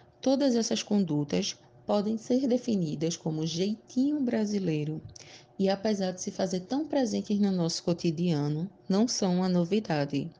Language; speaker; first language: Portuguese; native; Portuguese